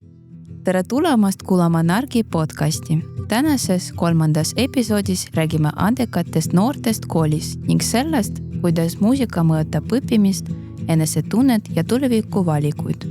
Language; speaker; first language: Estonian; non-native, local second language; Russian